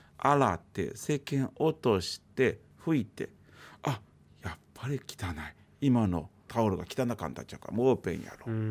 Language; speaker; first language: Japanese; native; Japanese